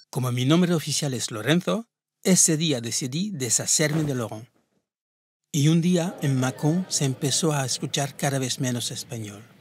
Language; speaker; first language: Spanish; early bilingual, heritage; Spanish